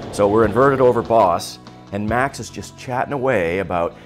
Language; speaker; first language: English; native; English